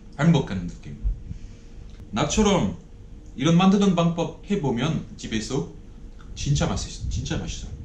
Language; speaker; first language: Korean; non-native, learner; French